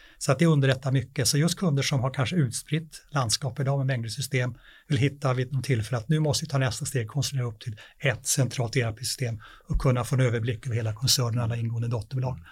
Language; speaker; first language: Swedish; native; Swedish